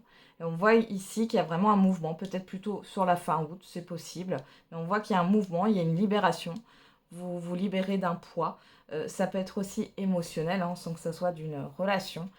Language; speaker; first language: French; native; French